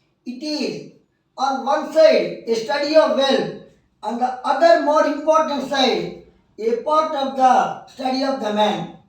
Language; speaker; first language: English; non-native, local second language; Telugu